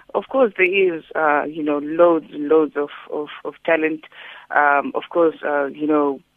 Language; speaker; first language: English; non-native, local second language; Xhosa